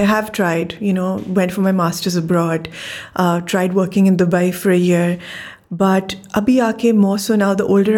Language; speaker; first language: English; non-native, local second language; Urdu